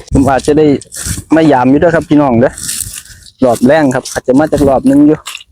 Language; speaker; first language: Thai; non-native, local second language; Northeastern Thai